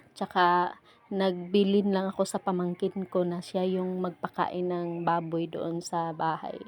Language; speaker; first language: Filipino; non-native, local second language; Cebuano